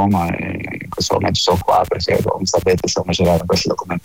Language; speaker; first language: Italian; non-native, fluent; Portuguese